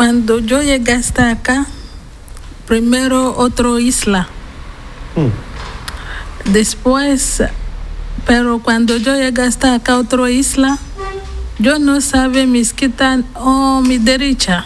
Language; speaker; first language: Spanish; non-native, learner; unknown